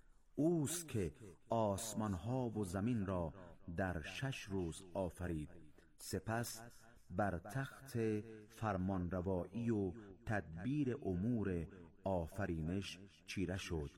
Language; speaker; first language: Persian; native; Persian